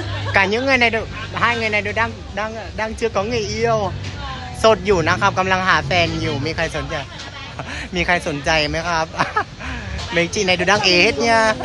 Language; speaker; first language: Thai; non-native, fluent; Vietnamese